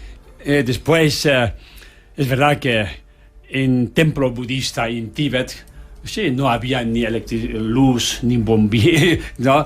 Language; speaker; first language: Spanish; non-native, learner; Tibetan